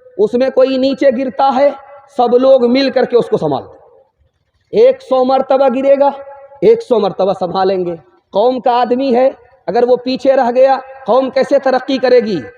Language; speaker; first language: Urdu; non-native, local second language; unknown